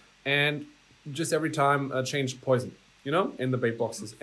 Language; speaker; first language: English; non-native, fluent; German